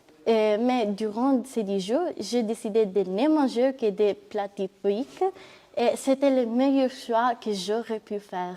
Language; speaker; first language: French; non-native, learner; Italian